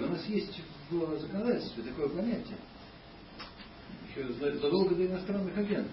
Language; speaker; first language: Russian; native; Russian